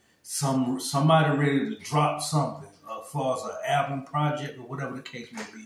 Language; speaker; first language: English; native; English